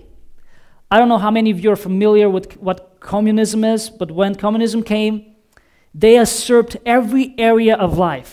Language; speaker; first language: English; non-native, fluent; Bulgarian